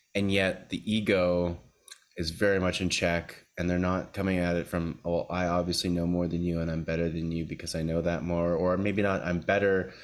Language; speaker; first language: English; native; English